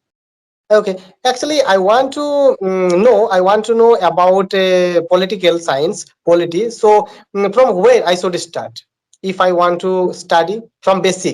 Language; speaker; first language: English; non-native, learner; Bangla